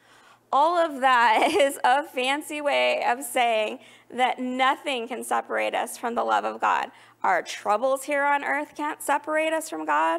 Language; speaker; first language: English; native; English